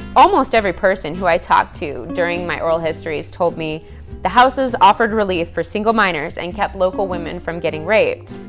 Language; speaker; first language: English; native; English